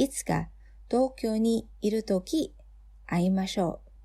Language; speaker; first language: Japanese; non-native, fluent; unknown